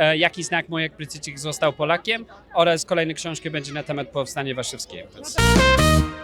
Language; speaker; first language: Polish; non-native, fluent; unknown